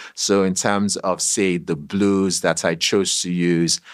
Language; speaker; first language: English; non-native, local second language; Yoruba